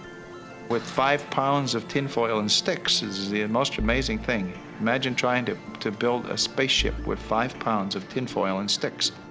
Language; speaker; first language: English; native; English